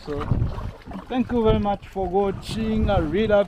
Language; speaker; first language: English; non-native, fluent; Rundi